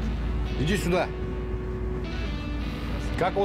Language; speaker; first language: Russian; native; Russian